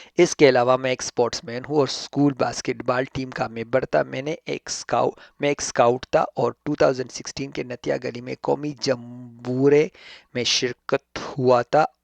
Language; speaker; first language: Urdu; non-native, local second language; Pashto